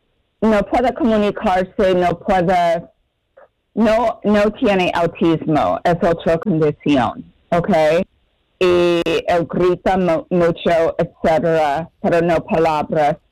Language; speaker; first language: Spanish; non-native, fluent; English